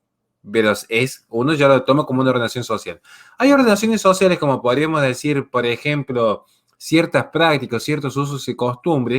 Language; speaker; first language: Spanish; native; Spanish